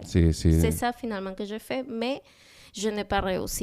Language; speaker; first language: French; non-native, learner; Spanish